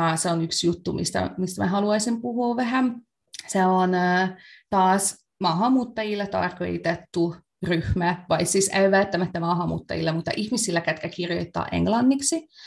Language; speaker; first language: Finnish; non-native, fluent; Hungarian